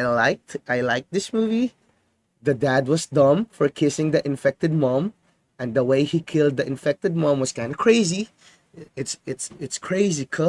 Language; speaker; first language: English; non-native, fluent; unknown